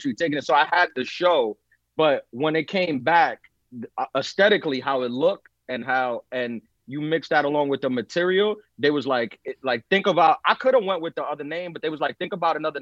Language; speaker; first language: English; early bilingual, other home language; Spanish